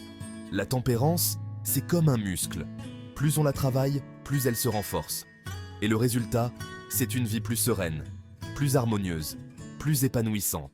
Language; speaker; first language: French; native; French